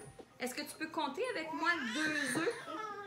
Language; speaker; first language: French; native; French